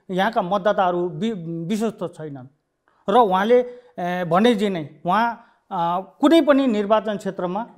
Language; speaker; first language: Nepali; native; Nepali